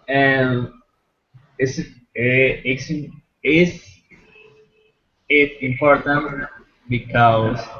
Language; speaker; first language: English; non-native, learner; Spanish